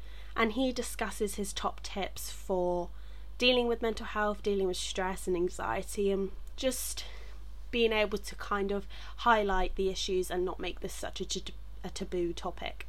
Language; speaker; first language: English; native; English